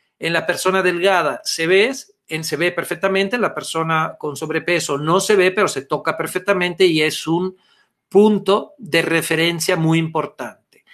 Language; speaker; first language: Spanish; non-native, fluent; Italian